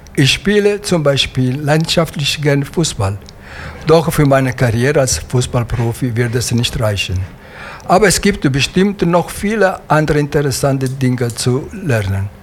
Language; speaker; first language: German; non-native, fluent; Italian